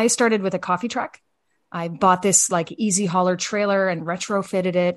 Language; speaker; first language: English; native; English